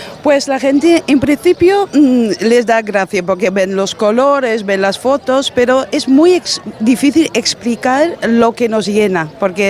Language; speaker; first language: Spanish; non-native, fluent; Dutch